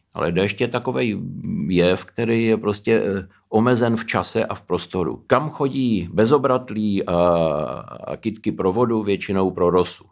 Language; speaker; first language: Czech; early bilingual, heritage; Czech